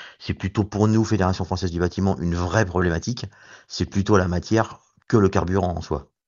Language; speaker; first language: French; native; French